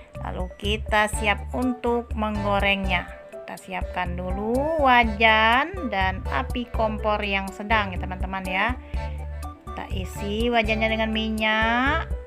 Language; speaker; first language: Indonesian; native; Indonesian